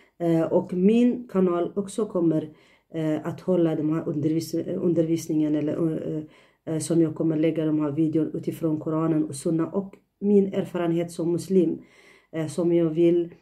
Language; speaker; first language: Swedish; non-native, fluent; Tigrinya